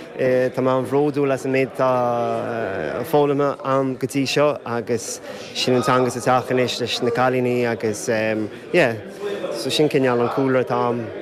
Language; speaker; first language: Irish; non-native, local second language; English